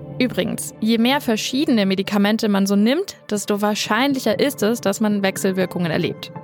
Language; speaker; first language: German; native; German